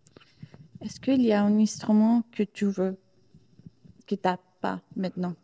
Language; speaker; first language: French; non-native, learner; Italian